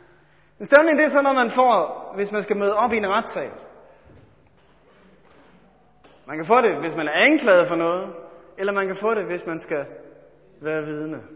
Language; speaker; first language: Danish; native; Danish